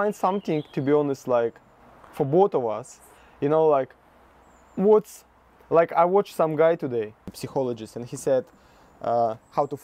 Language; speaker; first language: English; non-native, fluent; Russian